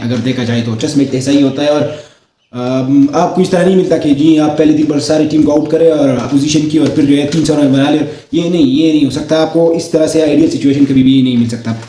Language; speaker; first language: Urdu; non-native, local second language; Pashto